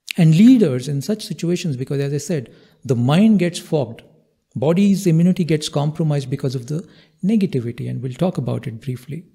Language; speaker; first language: English; non-native, local second language; Hindi